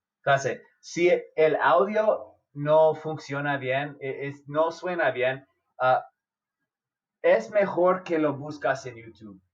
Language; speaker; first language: Spanish; non-native, fluent; English